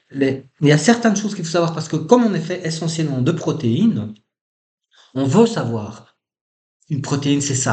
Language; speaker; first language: French; native; French